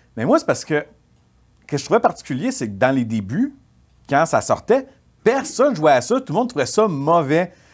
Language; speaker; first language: French; native; French